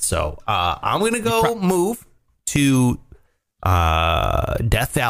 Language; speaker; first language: English; native; English